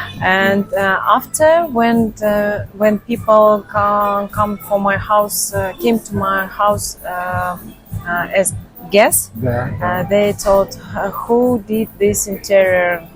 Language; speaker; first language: English; non-native, learner; Russian